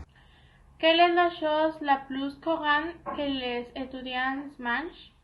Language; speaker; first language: French; non-native, learner; Spanish